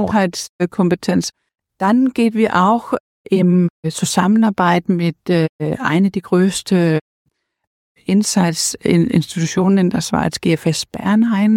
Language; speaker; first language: German; non-native, learner; Danish